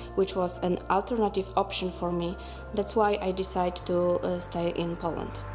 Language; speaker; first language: English; non-native, fluent; Polish